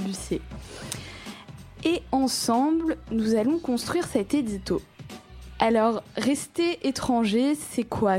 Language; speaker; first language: French; native; French